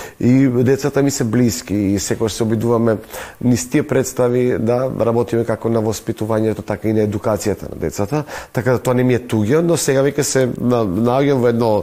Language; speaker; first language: Macedonian; native; Macedonian